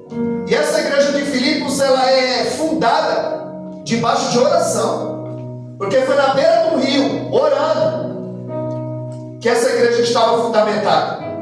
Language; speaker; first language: Portuguese; native; Portuguese